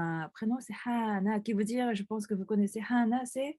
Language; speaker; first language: French; non-native, fluent; Korean